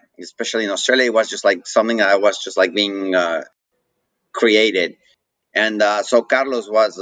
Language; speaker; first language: English; non-native, fluent; Spanish